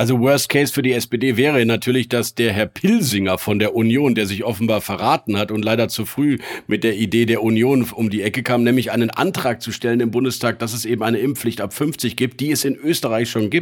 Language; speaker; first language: German; native; German